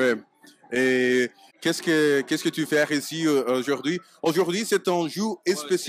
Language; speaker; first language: French; non-native, fluent; Portuguese